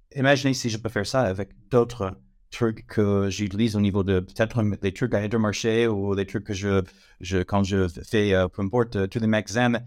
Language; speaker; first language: French; non-native, fluent; English